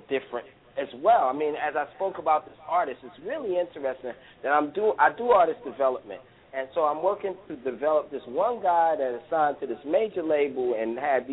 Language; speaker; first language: English; native; English